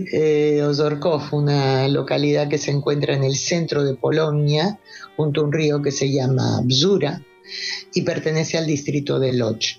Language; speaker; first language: Spanish; native; Spanish